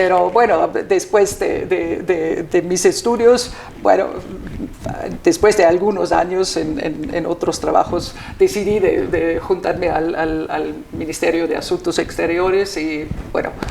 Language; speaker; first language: Spanish; non-native, fluent; German